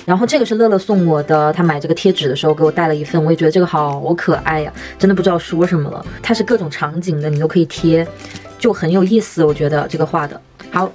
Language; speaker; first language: Chinese; native; Chinese